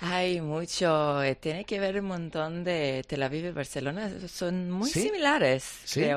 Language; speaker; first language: Spanish; non-native, learner; Hebrew